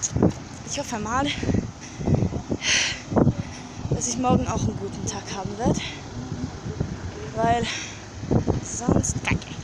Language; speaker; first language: German; early bilingual, other home language; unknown